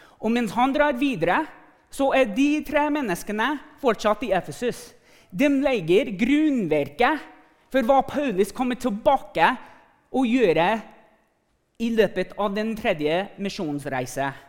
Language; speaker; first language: Norwegian; non-native, fluent; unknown